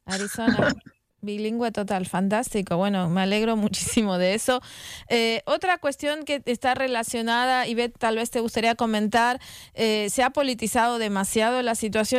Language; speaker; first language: Spanish; native; Spanish